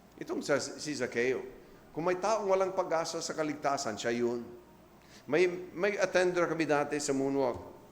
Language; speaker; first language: Filipino; non-native, fluent; English